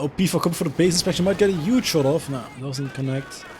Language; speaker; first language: English; non-native, fluent; Dutch